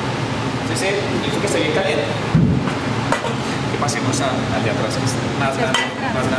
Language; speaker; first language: Spanish; native; Spanish